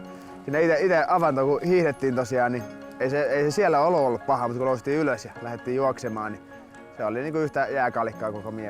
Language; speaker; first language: Finnish; native; Finnish